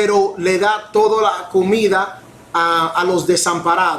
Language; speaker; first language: Spanish; non-native, fluent; English